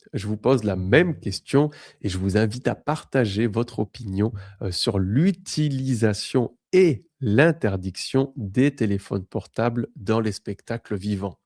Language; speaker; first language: French; native; French